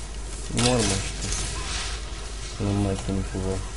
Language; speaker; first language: Romanian; native; Romanian